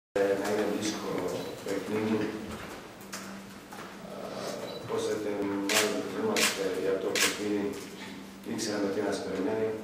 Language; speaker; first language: Greek; non-native, fluent; Serbian